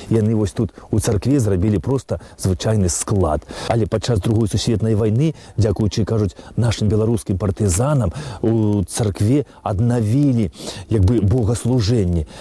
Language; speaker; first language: Belarusian; native; Belarusian